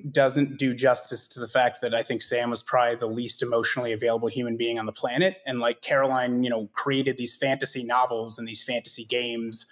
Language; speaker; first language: English; native; English